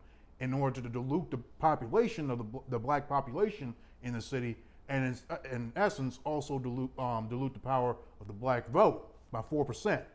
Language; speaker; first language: English; native; English